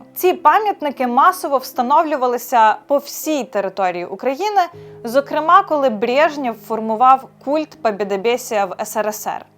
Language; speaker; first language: Ukrainian; native; Ukrainian